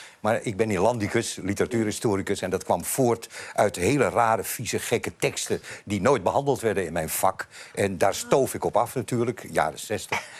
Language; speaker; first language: Dutch; native; Dutch